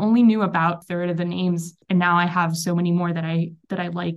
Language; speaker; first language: English; non-native, fluent; Hebrew